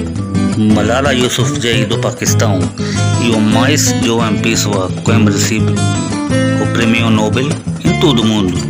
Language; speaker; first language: Portuguese; non-native, learner; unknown